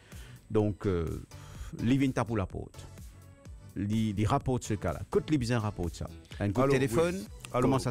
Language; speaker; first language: French; non-native, local second language; Morisyen